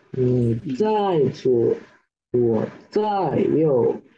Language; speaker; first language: Chinese; non-native, learner; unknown